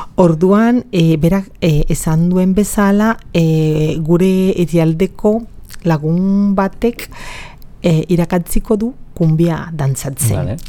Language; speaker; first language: Basque; non-native, fluent; Spanish